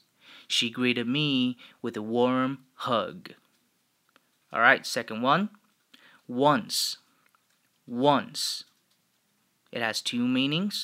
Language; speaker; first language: English; non-native, fluent; Chinese